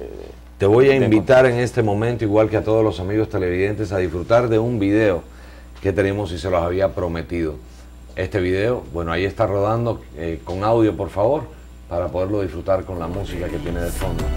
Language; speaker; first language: Spanish; native; Spanish